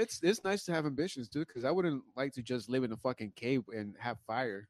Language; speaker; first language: English; early bilingual, other home language; Spanish